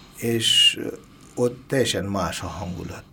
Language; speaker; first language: Hungarian; non-native, learner; Bangla